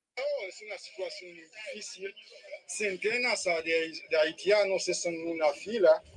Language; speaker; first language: Spanish; non-native, fluent; Haitian Creole